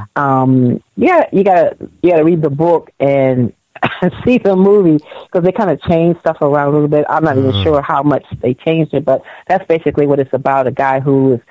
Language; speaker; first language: English; native; English